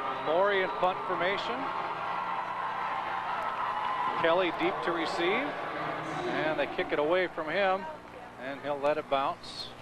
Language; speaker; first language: English; native; English